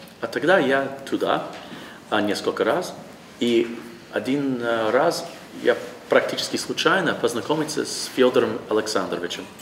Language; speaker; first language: Russian; non-native, learner; English